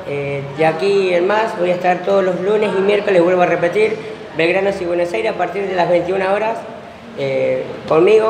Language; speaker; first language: Spanish; native; Spanish